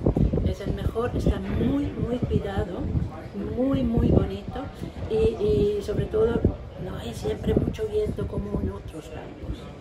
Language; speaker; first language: Spanish; non-native, fluent; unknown